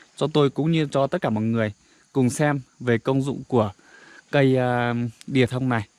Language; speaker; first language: Vietnamese; non-native, local second language; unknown